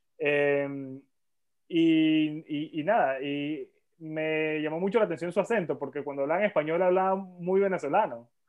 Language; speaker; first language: Spanish; native; Spanish